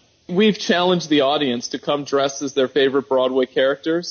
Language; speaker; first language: English; native; English